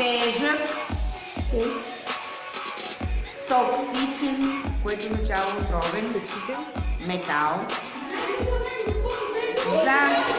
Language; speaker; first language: Bulgarian; native; Bulgarian